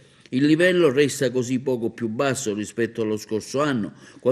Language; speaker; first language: Italian; native; Italian